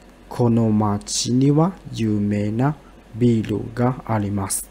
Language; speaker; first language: Japanese; non-native, fluent; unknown